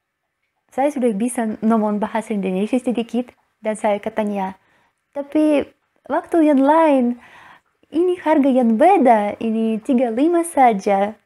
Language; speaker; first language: Indonesian; non-native, learner; Russian